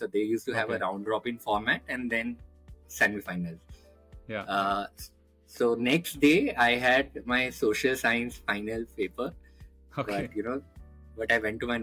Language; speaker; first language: English; non-native, local second language; Hindi